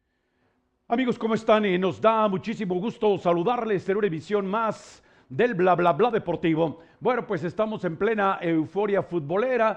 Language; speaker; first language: Spanish; native; Spanish